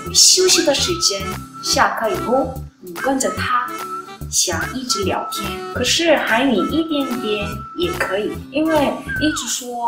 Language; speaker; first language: Chinese; non-native, learner; Korean